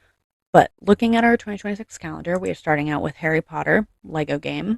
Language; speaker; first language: English; native; English